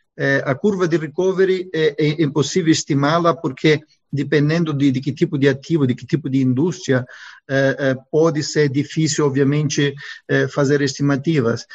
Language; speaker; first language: Portuguese; non-native, fluent; Italian